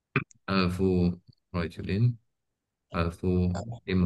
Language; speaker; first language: Arabic; non-native, learner; Indonesian